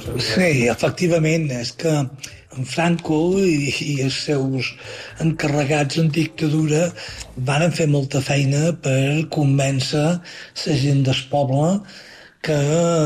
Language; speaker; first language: Catalan; native; Catalan